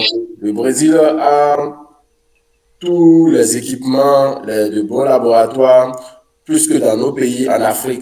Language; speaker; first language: French; non-native, local second language; Fon